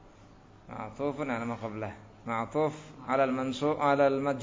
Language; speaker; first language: Arabic; non-native, fluent; Indonesian